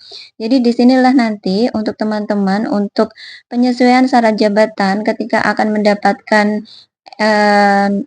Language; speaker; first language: Indonesian; native; Indonesian